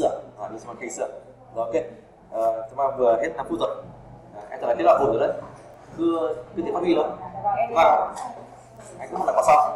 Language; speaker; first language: Chinese; non-native, fluent; Vietnamese